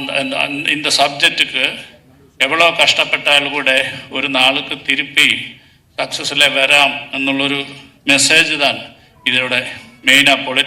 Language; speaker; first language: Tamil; non-native, learner; Malayalam